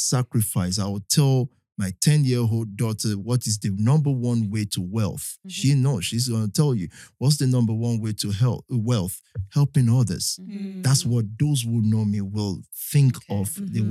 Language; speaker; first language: English; non-native, local second language; Yoruba